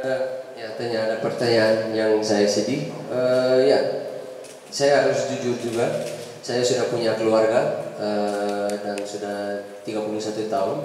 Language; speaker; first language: Indonesian; non-native, fluent; Dutch